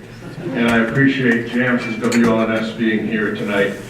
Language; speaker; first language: English; native; English